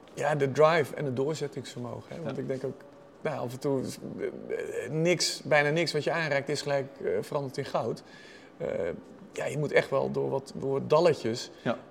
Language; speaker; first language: Dutch; native; Dutch